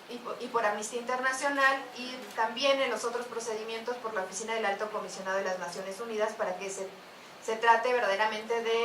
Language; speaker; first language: Spanish; native; Spanish